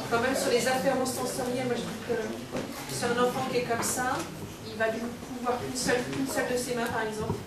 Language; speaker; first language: French; native; French